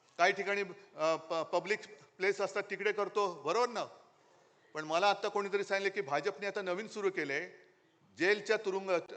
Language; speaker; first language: Marathi; native; Marathi